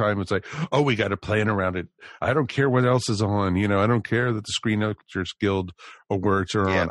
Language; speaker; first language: English; native; English